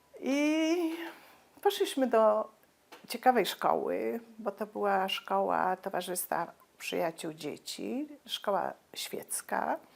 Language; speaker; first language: Polish; native; Polish